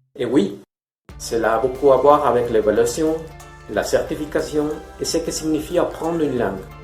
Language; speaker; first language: French; non-native, fluent; Spanish